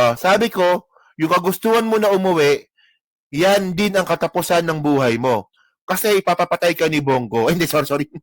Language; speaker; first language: Filipino; non-native, local second language; Hiligaynon